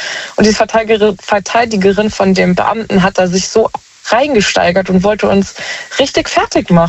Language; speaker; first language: German; native; German